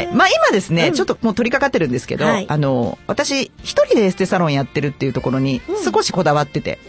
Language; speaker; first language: Japanese; native; Japanese